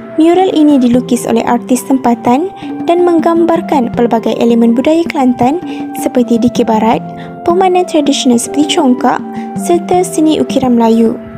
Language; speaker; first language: Malay; native; Malay